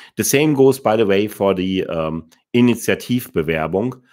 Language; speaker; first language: English; non-native, fluent; German